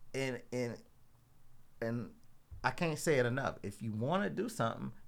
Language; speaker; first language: English; native; English